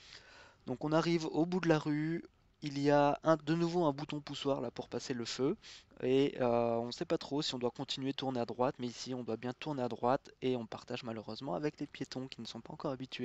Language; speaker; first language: French; native; French